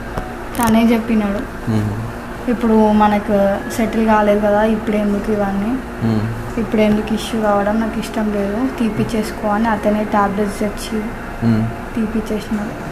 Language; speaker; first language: Telugu; native; Telugu